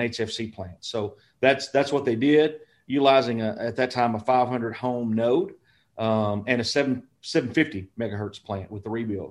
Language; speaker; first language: English; native; English